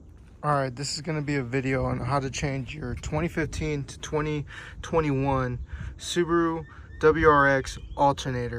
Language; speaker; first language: English; native; English